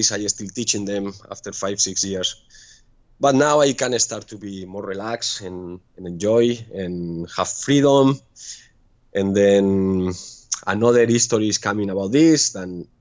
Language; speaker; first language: English; non-native, fluent; Spanish